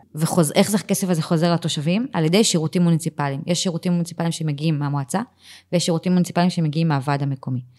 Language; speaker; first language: Hebrew; native; Hebrew